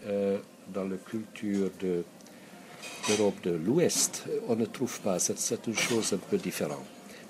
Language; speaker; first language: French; non-native, fluent; Hungarian